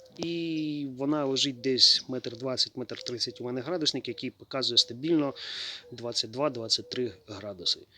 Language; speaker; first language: Ukrainian; native; Ukrainian